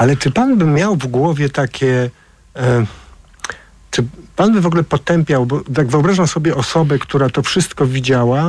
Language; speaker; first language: Polish; native; Polish